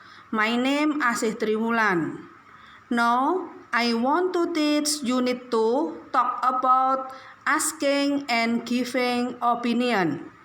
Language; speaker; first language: English; non-native, learner; Indonesian